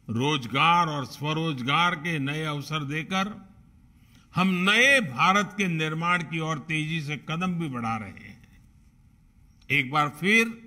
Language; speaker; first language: Hindi; non-native, local second language; Gujarati